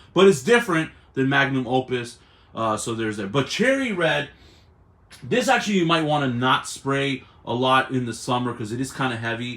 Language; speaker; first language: English; native; English